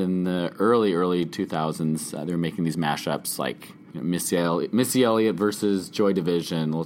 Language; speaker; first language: English; native; English